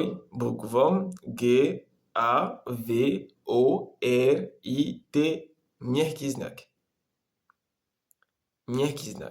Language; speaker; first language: Russian; non-native, learner; Comorian